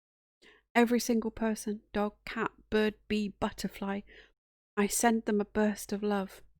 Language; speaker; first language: English; native; English